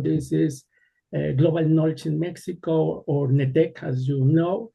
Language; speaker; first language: English; non-native, learner; Spanish